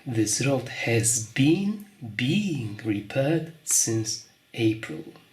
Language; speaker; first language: English; non-native, fluent; Polish